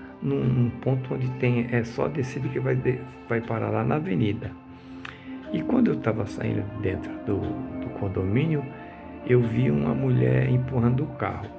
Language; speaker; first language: Portuguese; native; Portuguese